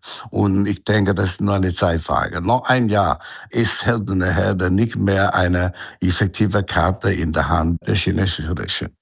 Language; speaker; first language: German; non-native, fluent; Chinese